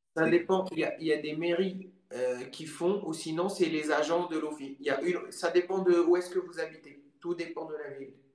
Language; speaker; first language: French; native; French